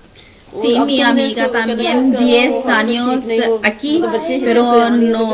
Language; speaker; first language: Spanish; non-native, learner; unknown